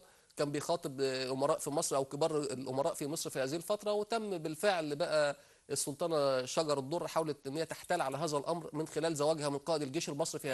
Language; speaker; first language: Arabic; native; Arabic